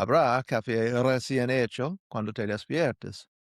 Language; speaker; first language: Spanish; non-native, fluent; English